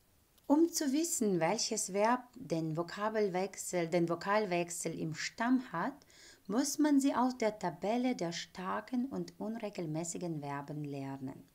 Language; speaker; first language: German; non-native, fluent; Ukrainian